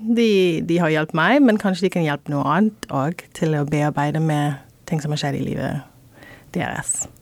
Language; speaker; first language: Norwegian; non-native, fluent; English